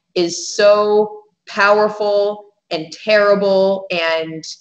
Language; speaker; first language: English; native; English